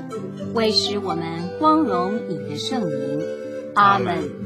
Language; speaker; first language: Chinese; native; Chinese